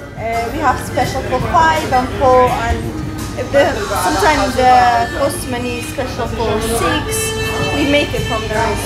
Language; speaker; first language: English; non-native, learner; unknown